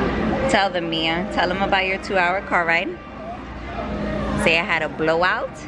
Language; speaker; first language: English; native; English